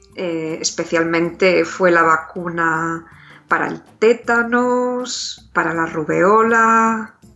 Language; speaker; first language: Spanish; native; Spanish